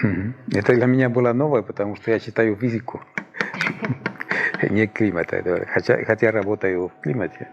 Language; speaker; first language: Russian; non-native, fluent; Spanish